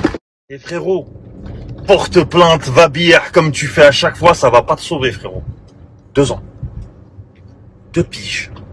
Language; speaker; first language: French; native; French